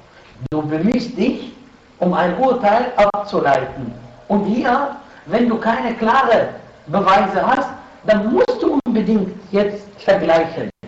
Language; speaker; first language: German; non-native, fluent; Arabic